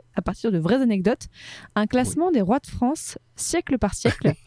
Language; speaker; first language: French; native; French